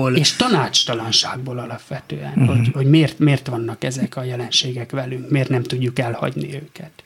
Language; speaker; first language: Hungarian; native; Hungarian